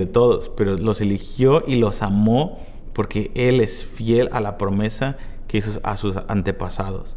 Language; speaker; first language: Spanish; native; Spanish